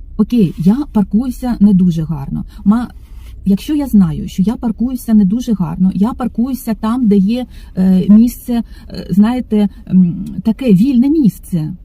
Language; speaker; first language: Ukrainian; non-native, local second language; Russian